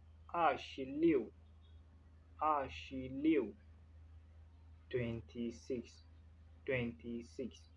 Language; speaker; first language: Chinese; non-native, learner; Hausa